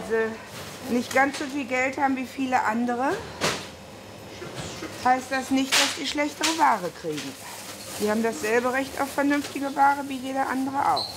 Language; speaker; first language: German; native; German